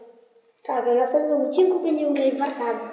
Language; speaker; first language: Polish; native; Polish